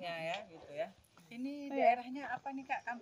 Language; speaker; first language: Indonesian; native; Indonesian